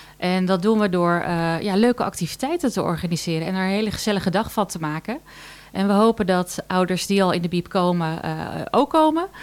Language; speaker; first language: Dutch; native; Dutch